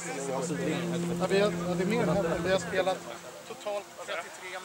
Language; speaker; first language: Swedish; native; Swedish